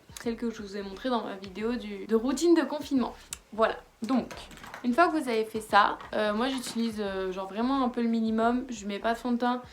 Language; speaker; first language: French; native; French